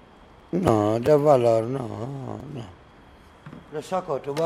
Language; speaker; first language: Spanish; non-native, learner; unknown